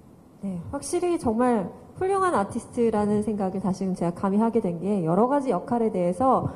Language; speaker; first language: Korean; native; Korean